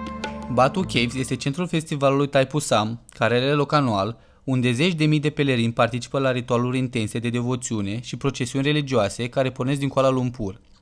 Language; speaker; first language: Romanian; native; Romanian